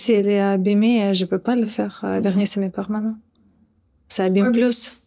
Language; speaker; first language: French; non-native, learner; Russian